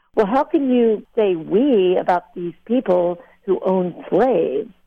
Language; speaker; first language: English; early bilingual, other home language; Lithuanian